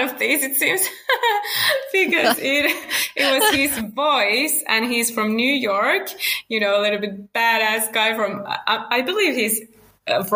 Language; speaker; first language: English; non-native, fluent; Finnish